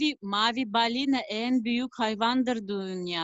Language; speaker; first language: Turkish; non-native, learner; Uzbek